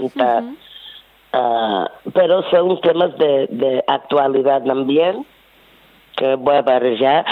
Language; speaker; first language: Spanish; non-native, fluent; English